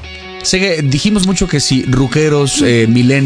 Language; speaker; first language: Spanish; native; Spanish